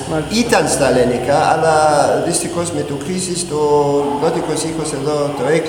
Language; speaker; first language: Greek; non-native, learner; English